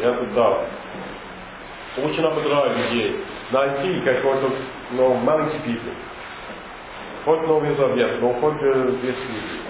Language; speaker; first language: Russian; non-native, learner; English